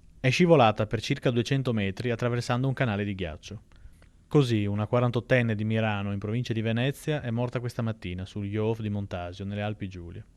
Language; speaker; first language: Italian; native; Italian